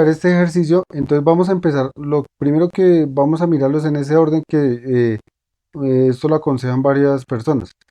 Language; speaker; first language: Spanish; native; Spanish